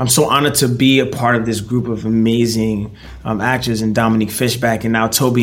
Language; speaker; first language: English; native; English